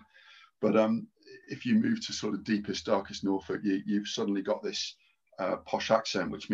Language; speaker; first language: English; native; English